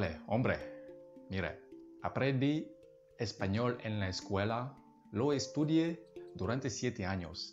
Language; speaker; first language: Spanish; non-native, learner; Russian